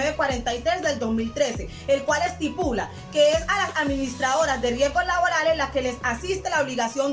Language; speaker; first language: Spanish; native; Spanish